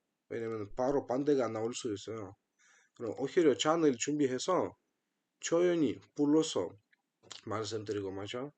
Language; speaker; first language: Korean; non-native, fluent; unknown